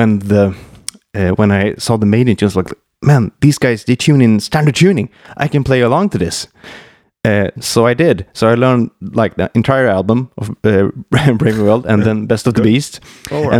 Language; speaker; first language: English; non-native, fluent; Swedish